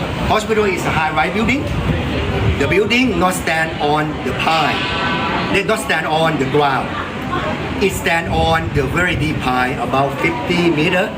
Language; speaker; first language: English; non-native, fluent; Thai